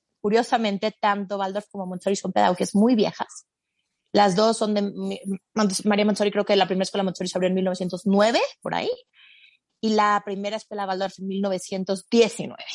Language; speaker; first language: Spanish; native; Spanish